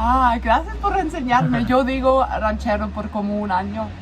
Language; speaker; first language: Spanish; non-native, fluent; German